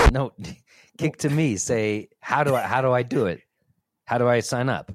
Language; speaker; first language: English; native; English